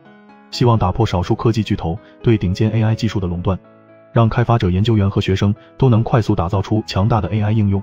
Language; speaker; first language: Chinese; native; Chinese